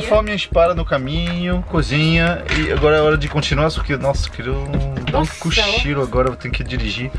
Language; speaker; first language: Portuguese; non-native, fluent; French